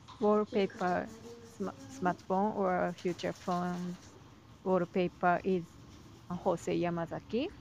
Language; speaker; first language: English; non-native, learner; Japanese